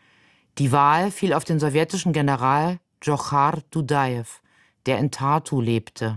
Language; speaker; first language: German; native; German